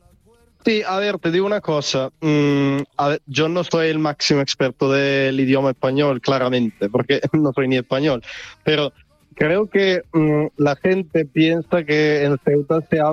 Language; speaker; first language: Spanish; non-native, fluent; Italian